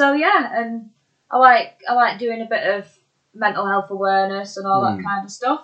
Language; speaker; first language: English; native; English